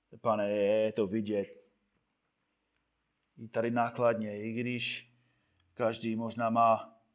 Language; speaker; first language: Czech; non-native, fluent; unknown